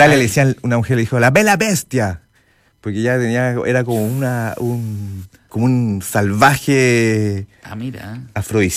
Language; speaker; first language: Spanish; native; Spanish